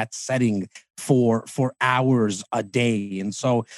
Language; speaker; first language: English; early bilingual, other home language; Hindi